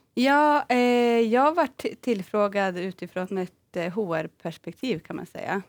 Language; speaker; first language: Swedish; native; Swedish